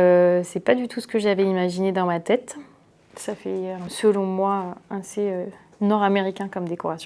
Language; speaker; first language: French; native; French